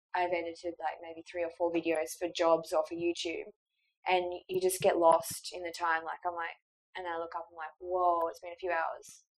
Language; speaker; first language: English; native; English